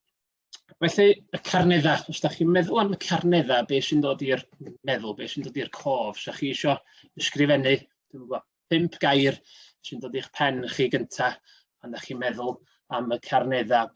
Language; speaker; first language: Welsh; native; Welsh